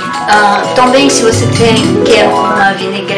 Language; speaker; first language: Portuguese; non-native, learner; French